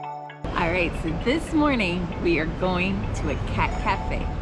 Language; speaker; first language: English; native; English